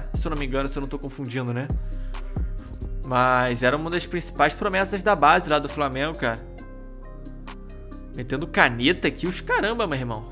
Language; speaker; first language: Portuguese; native; Portuguese